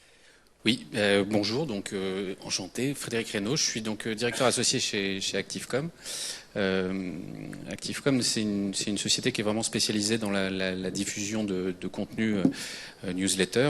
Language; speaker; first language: French; native; French